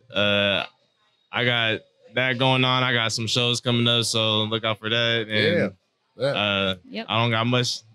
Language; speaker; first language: English; native; English